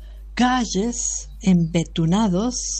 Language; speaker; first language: Spanish; non-native, fluent; German